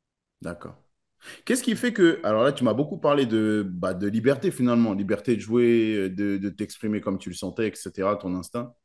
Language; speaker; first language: French; native; French